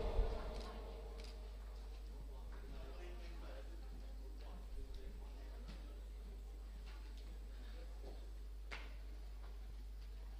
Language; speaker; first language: Indonesian; native; Indonesian